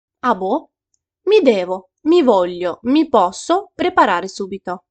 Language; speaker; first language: Italian; non-native, fluent; Ukrainian